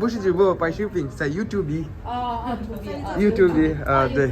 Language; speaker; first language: Chinese; non-native, learner; Malayalam